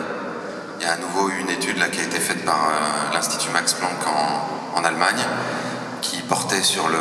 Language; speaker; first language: French; native; French